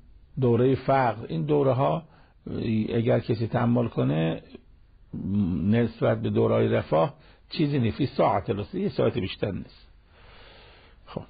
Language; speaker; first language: Persian; native; Persian